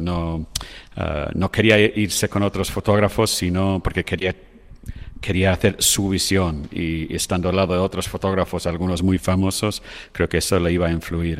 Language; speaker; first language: Spanish; non-native, fluent; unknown